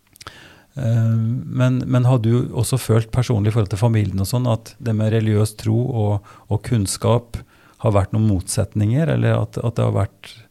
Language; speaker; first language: Norwegian; native; Norwegian